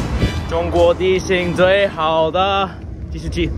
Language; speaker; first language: Chinese; non-native, learner; English